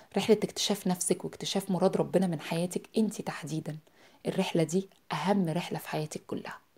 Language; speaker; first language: Egyptian Arabic; native; Egyptian Arabic